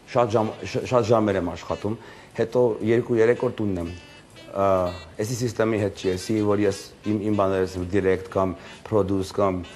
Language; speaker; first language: Armenian; early bilingual, heritage; Armenian